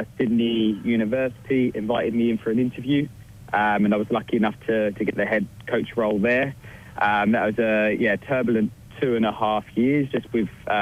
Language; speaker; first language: English; native; English